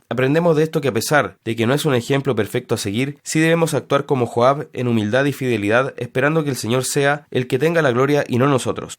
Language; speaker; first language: Spanish; native; Spanish